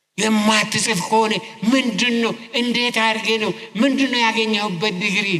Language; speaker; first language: Amharic; non-native, local second language; Oromo